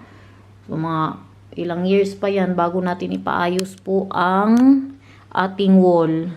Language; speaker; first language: Filipino; non-native, local second language; Cebuano